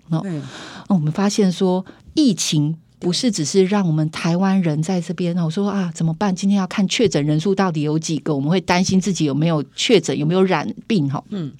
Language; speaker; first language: Chinese; native; Chinese